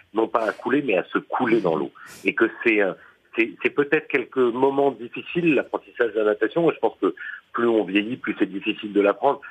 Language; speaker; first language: French; native; French